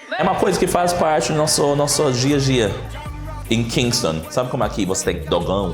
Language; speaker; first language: Portuguese; non-native, fluent; English